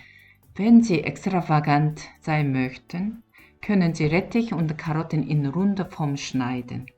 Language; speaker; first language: German; non-native, learner; Korean